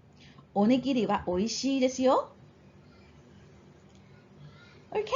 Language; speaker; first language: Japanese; non-native, fluent; English